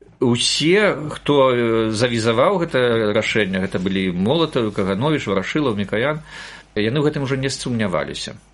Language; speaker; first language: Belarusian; native; Belarusian